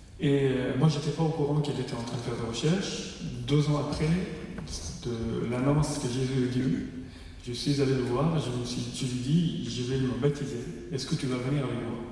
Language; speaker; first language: French; non-native, fluent; Persian